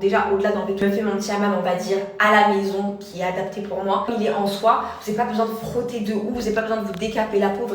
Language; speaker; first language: French; native; French